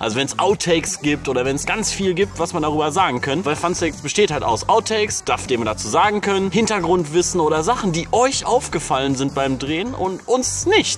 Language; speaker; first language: German; native; German